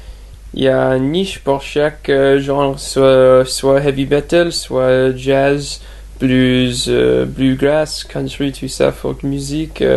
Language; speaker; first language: French; non-native, fluent; English